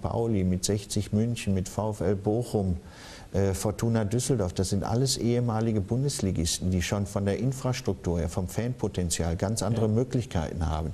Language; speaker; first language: German; native; German